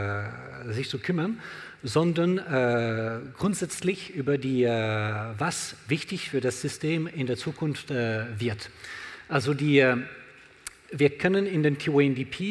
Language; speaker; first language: German; non-native, learner; French